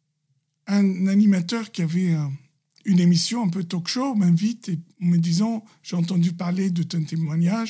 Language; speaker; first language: French; non-native, local second language; Arabic